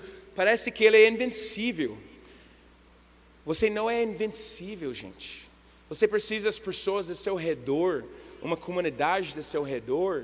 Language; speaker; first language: Portuguese; non-native, learner; English